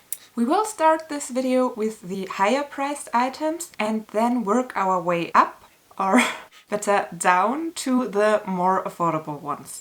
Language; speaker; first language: English; non-native, fluent; German